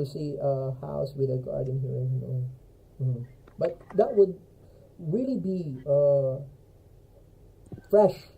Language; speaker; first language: English; non-native, fluent; Filipino